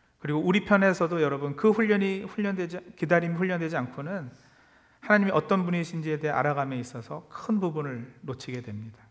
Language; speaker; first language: Korean; native; Korean